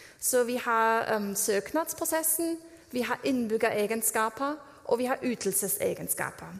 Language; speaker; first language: Norwegian; non-native, fluent; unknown